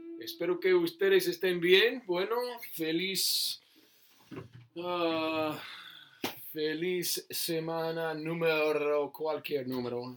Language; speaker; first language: Spanish; non-native, learner; English